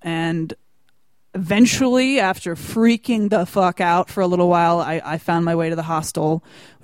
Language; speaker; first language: English; native; English